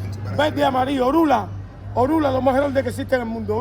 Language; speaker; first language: Spanish; native; Spanish